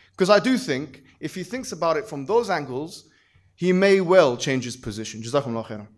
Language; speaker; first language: English; native; English